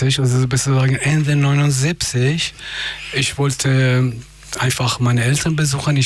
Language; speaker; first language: German; non-native, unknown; Persian